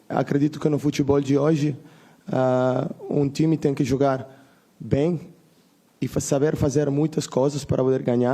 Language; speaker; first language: Portuguese; non-native, fluent; Italian